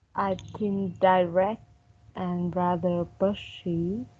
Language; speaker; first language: English; non-native, learner; Vietnamese